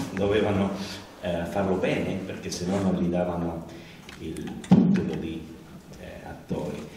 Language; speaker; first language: Italian; non-native, learner; Spanish